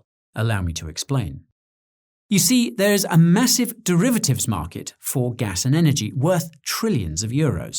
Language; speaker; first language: English; native; English